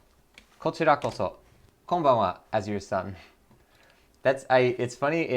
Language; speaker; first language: Japanese; non-native, learner; English